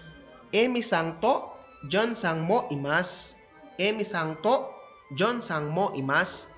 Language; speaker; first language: Japanese; non-native, fluent; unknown